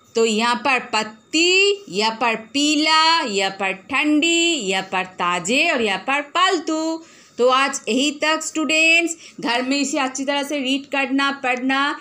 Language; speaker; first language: Hindi; non-native, local second language; Bangla